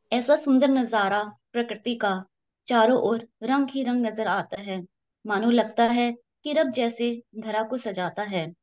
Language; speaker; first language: Hindi; native; Hindi